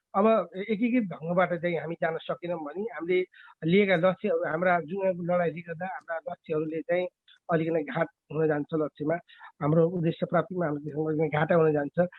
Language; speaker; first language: Nepali; native; Nepali